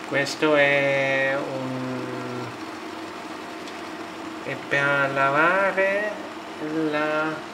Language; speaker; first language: Italian; non-native, learner; German